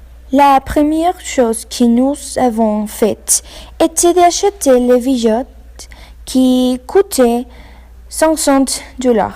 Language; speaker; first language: French; non-native, learner; Spanish